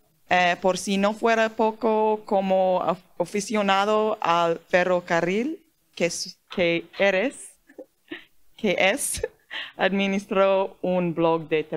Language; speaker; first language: Spanish; non-native, learner; English